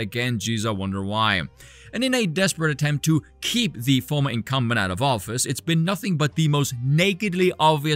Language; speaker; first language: English; native; English